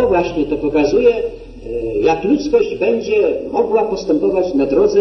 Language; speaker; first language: Polish; native; Polish